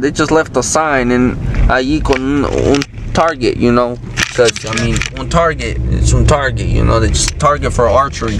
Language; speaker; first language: English; early bilingual, other home language; Spanish